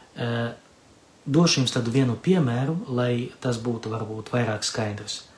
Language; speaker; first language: Latvian; non-native, local second language; Russian